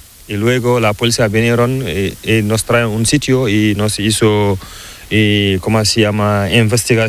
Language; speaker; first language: Spanish; non-native, learner; Fula